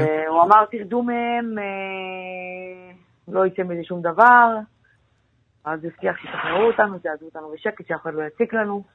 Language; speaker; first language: Hebrew; native; Hebrew